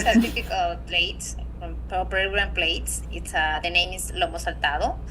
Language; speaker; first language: English; non-native, learner; Spanish